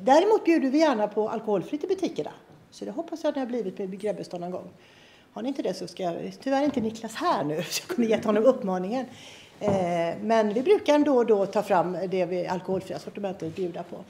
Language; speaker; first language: Swedish; native; Swedish